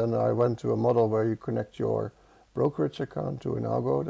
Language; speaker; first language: English; non-native, fluent; Dutch